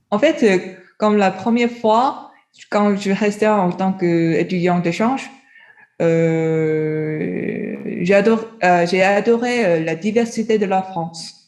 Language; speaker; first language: French; non-native, learner; Chinese